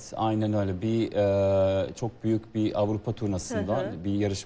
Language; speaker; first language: Turkish; non-native, fluent; Serbian